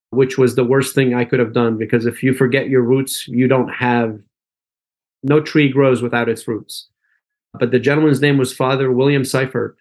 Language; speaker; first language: English; early bilingual, other home language; Arabic